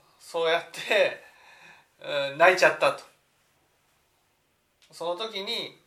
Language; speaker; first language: Japanese; native; Japanese